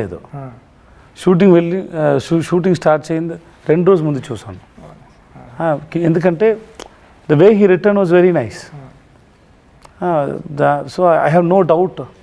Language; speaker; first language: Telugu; non-native, local second language; Tamil